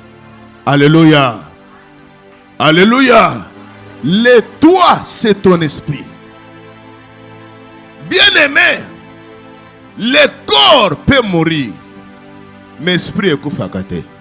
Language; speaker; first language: French; non-native, local second language; Lingala